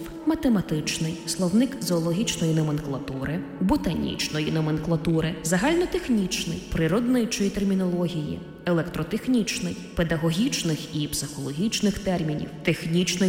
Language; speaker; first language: Ukrainian; native; Ukrainian